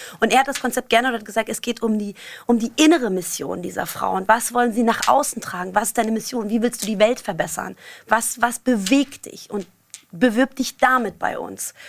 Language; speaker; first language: German; early bilingual, other home language; Persian